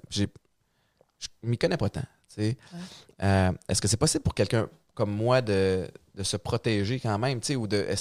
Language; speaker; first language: French; native; French